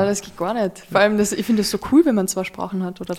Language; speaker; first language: German; native; German